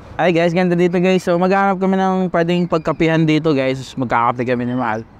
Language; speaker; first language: Filipino; non-native, local second language; Hiligaynon